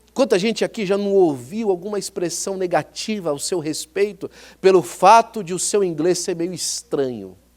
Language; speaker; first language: Portuguese; native; Portuguese